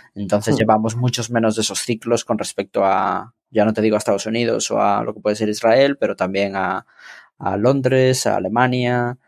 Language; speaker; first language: Spanish; native; Spanish